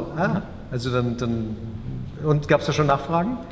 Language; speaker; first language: German; native; German